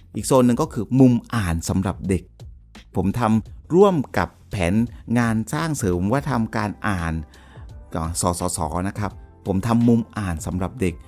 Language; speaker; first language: Thai; native; Thai